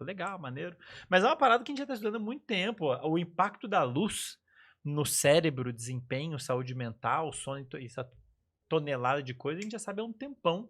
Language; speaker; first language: Portuguese; native; Portuguese